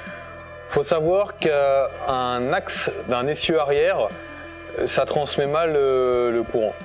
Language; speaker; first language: French; native; French